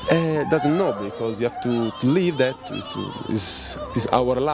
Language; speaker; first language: English; non-native, learner; Spanish